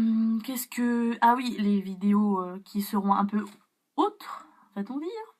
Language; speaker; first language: French; native; French